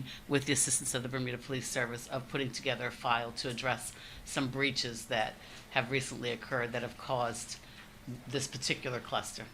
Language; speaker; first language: English; native; English